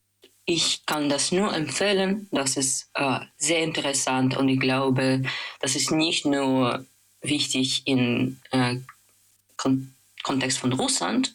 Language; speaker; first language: German; non-native, fluent; Russian